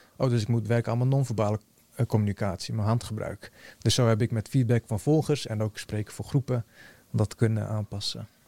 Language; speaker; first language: Dutch; early bilingual, other home language; Bosnian